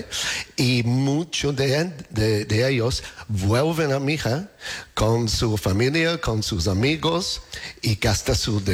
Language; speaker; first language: Spanish; non-native, learner; English